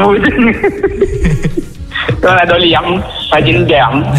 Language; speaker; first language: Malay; non-native, local second language; Sundanese